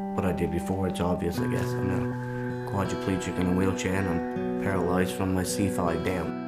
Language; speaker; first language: English; native; English